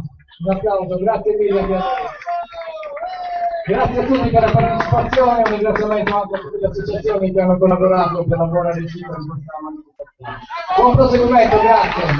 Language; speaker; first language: Italian; native; Italian